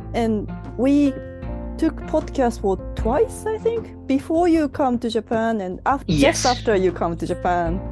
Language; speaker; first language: English; non-native, learner; Japanese